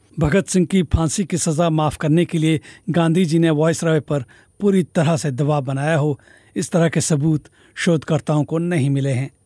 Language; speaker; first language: Hindi; native; Hindi